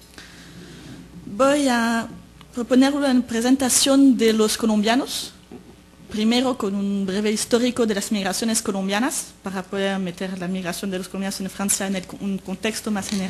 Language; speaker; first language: Spanish; native; Spanish